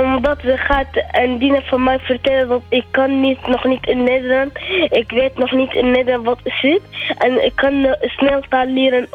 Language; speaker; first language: Dutch; non-native, learner; Arabic